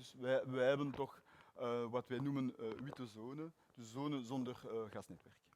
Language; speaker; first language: Dutch; non-native, learner; French